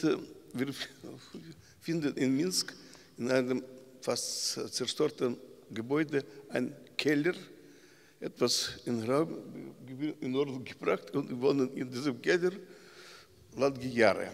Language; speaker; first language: German; non-native, learner; Russian